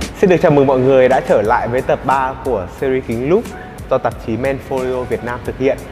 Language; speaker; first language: Vietnamese; native; Vietnamese